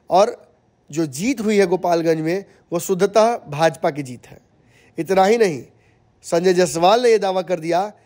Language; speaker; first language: Hindi; native; Hindi